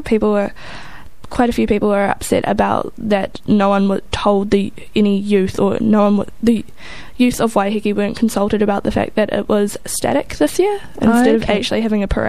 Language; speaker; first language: English; native; English